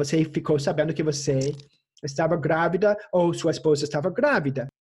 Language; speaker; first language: Portuguese; non-native, fluent; English